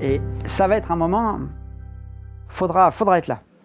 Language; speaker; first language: French; native; French